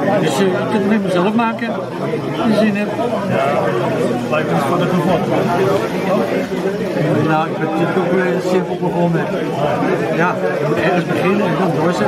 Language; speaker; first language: Dutch; native; Dutch